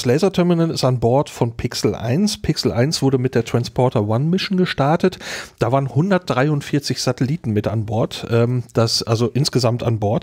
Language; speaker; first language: German; native; German